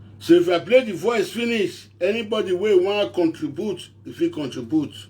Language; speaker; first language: Nigerian Pidgin; non-native, local second language; Bini